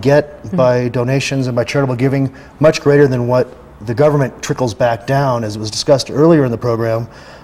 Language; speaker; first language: English; native; English